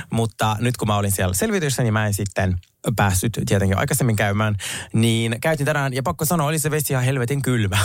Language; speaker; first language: Finnish; early bilingual, other home language; Russian